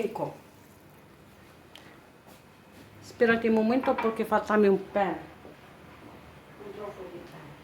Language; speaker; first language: Spanish; non-native, learner; Arabic